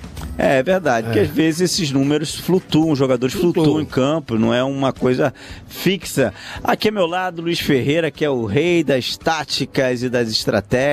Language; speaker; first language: Portuguese; native; Portuguese